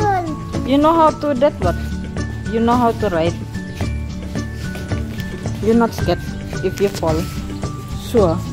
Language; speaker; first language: English; non-native, local second language; Malay